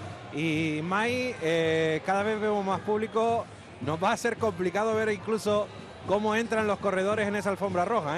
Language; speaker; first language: Spanish; native; Spanish